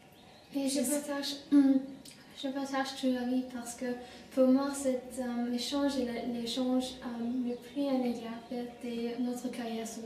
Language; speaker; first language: French; non-native, learner; German